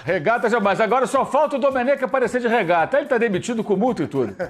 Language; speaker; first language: Portuguese; native; Portuguese